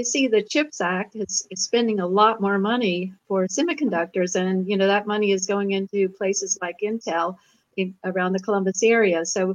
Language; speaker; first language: English; native; English